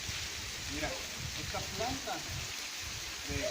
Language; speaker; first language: Spanish; native; Spanish